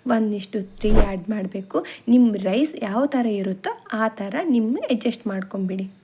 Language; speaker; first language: Kannada; non-native, local second language; Telugu